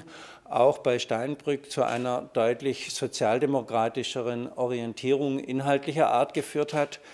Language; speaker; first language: German; native; German